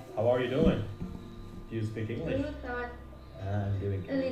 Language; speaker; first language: English; non-native, fluent; Indonesian